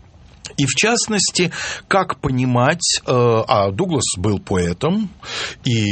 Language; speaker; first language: Russian; native; Russian